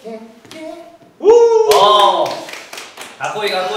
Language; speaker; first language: Japanese; non-native, fluent; Korean